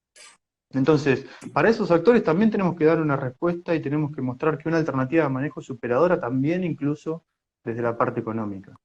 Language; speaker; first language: Spanish; native; Spanish